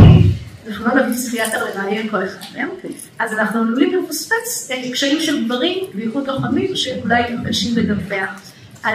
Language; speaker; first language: Hebrew; native; Hebrew